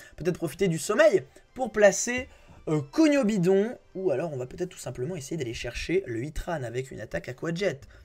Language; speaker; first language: French; native; French